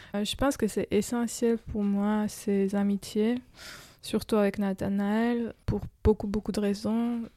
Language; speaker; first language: French; non-native, fluent; Georgian